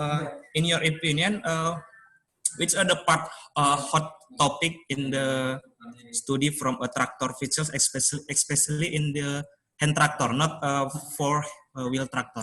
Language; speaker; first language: English; non-native, learner; Indonesian